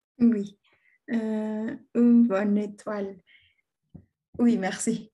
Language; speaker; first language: French; non-native, learner; Spanish